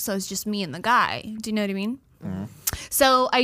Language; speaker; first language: English; native; English